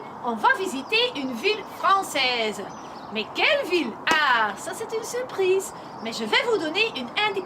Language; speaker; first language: French; non-native, learner; Dutch